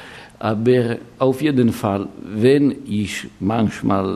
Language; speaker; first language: German; non-native, fluent; Italian